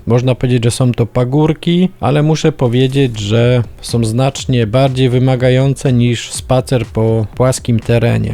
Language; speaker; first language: Polish; native; Polish